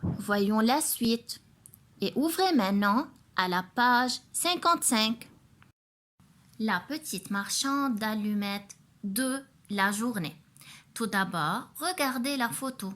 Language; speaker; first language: French; non-native, local second language; Arabic